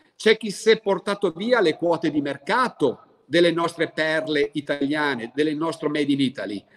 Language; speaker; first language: Italian; native; Italian